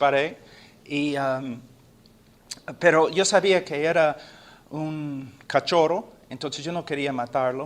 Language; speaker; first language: Spanish; non-native, fluent; English